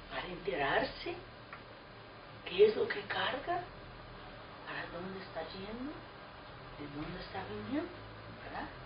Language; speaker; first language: Spanish; non-native, fluent; Portuguese